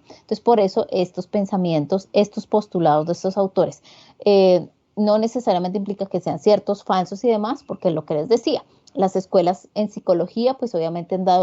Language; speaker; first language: Spanish; native; Spanish